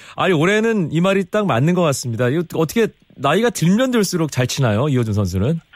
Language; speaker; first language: Korean; native; Korean